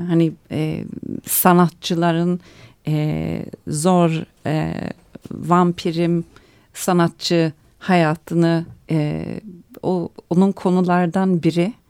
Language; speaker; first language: Turkish; early bilingual, heritage; Turkish